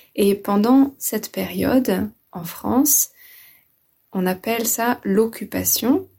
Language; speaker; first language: French; native; French